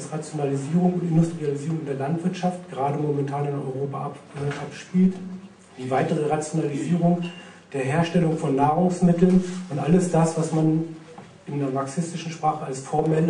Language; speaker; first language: German; native; German